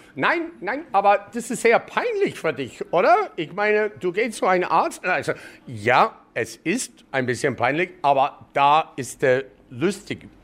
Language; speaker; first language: German; non-native, learner; English